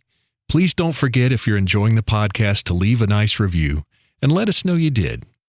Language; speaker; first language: English; native; English